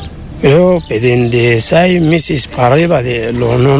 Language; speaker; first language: Spanish; non-native, learner; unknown